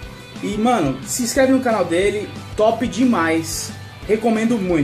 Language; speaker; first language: Portuguese; native; Portuguese